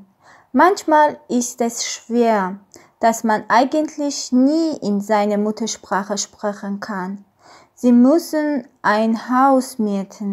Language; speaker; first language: German; non-native, learner; Armenian